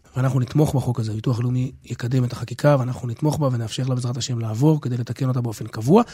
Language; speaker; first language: Hebrew; native; Hebrew